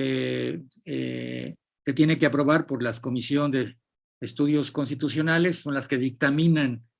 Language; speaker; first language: Spanish; native; Spanish